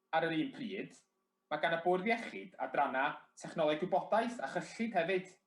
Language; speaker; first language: Welsh; native; Welsh